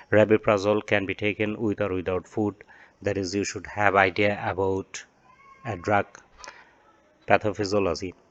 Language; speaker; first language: English; non-native, local second language; Bangla